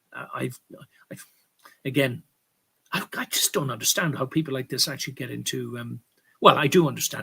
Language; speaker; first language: English; native; English